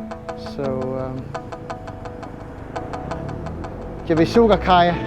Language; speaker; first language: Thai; non-native, fluent; English